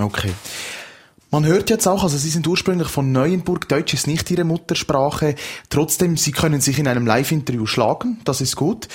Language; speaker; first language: German; native; German